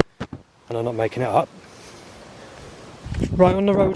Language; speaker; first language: English; native; English